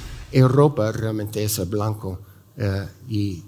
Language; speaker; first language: Spanish; non-native, fluent; English